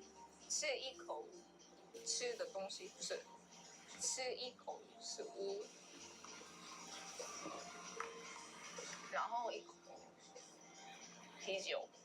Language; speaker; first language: Chinese; non-native, learner; Korean